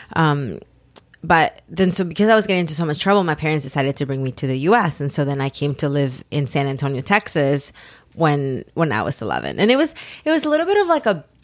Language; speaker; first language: English; early bilingual, other home language; Spanish